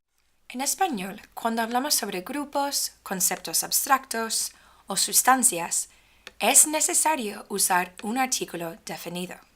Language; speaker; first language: Spanish; non-native, fluent; English